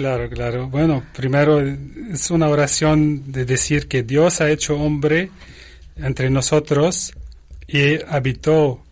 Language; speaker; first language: Spanish; non-native, learner; Arabic